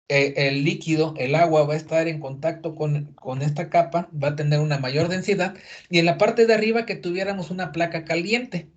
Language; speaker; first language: Spanish; native; Spanish